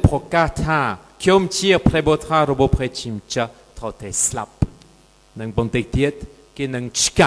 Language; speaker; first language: Khmer; non-native, fluent; French